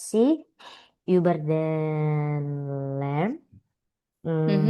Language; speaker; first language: German; non-native, learner; Indonesian